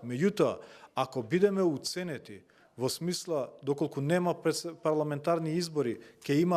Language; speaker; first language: Macedonian; non-native, local second language; Albanian